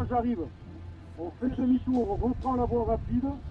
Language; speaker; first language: French; native; French